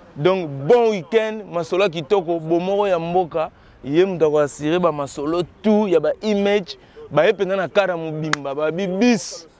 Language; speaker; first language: Lingala; native; Lingala